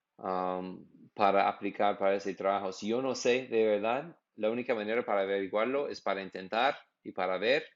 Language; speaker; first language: Spanish; non-native, learner; English